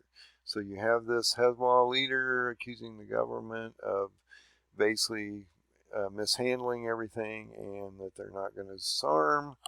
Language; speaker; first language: English; native; English